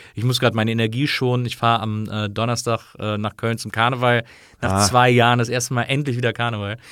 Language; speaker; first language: German; native; German